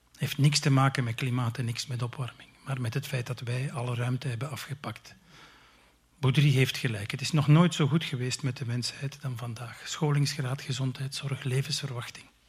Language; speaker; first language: Dutch; native; Dutch